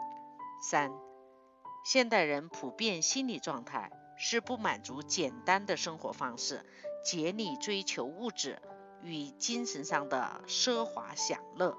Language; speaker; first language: Chinese; native; Chinese